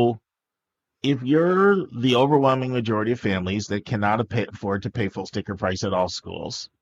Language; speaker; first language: English; native; English